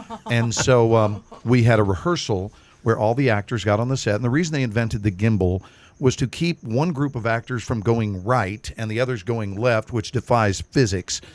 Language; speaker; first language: English; native; English